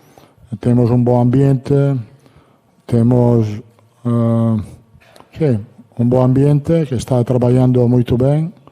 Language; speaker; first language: Portuguese; non-native, learner; Italian